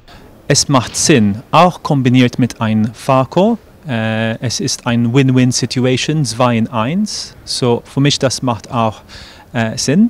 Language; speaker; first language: German; non-native, fluent; English